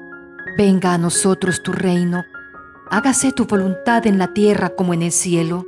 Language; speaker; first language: Spanish; native; Spanish